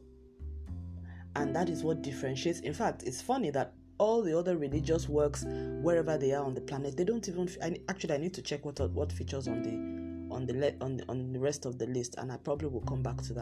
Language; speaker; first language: English; non-native, local second language; Yoruba